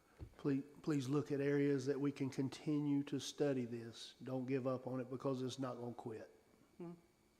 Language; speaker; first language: English; native; English